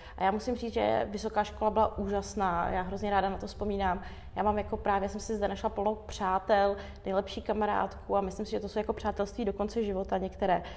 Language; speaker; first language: Czech; early bilingual, other home language; Armenian